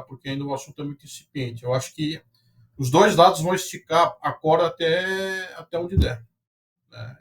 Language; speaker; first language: Portuguese; native; Portuguese